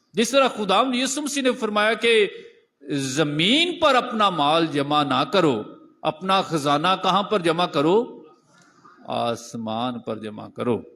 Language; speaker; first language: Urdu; non-native, local second language; Punjabi